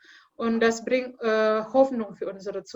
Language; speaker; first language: German; non-native, learner; Indonesian